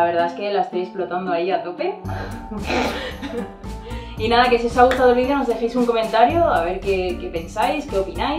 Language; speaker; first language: Spanish; native; Spanish